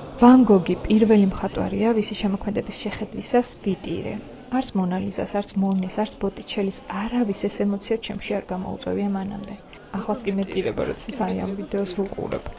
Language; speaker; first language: Georgian; native; Georgian